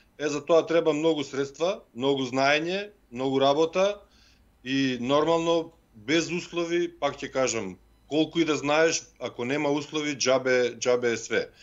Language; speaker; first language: Macedonian; native; Macedonian